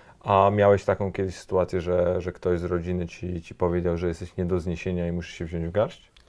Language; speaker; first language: Polish; native; Polish